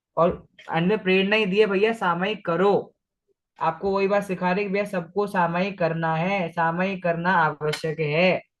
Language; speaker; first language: Hindi; non-native, local second language; Marathi